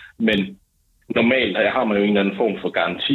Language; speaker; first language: Danish; native; Danish